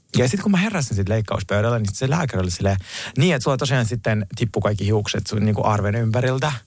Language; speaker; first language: Finnish; native; Finnish